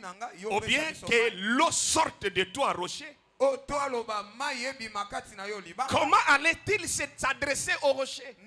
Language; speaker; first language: French; non-native, local second language; Lingala